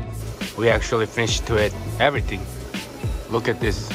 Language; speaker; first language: English; non-native, learner; Korean